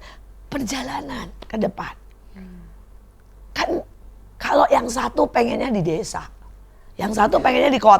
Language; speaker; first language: Indonesian; native; Indonesian